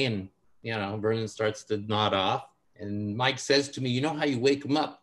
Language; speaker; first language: English; native; English